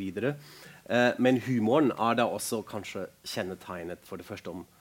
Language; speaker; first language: Norwegian; non-native, fluent; German